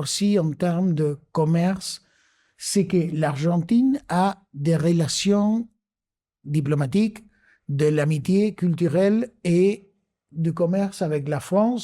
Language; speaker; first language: French; non-native, fluent; Spanish